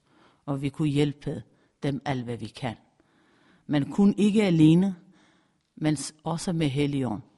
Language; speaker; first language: Danish; non-native, fluent; Persian